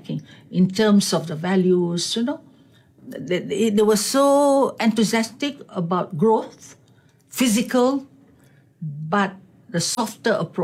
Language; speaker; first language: English; non-native, local second language; Malay